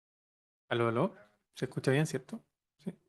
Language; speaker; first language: Spanish; native; Spanish